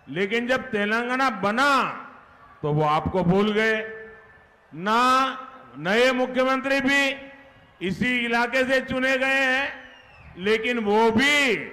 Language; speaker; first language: Hindi; non-native, local second language; Gujarati